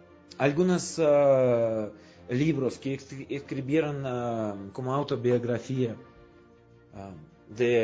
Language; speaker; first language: Spanish; non-native, fluent; Russian